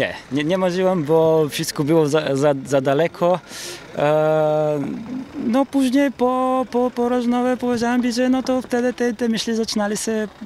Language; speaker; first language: Polish; non-native, learner; Bulgarian